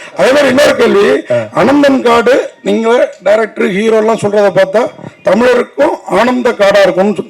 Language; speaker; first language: Tamil; native; Tamil